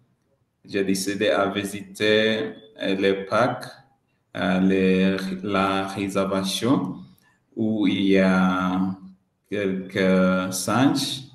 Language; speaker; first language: French; non-native, learner; Swahili